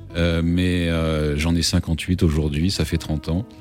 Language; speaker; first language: French; native; French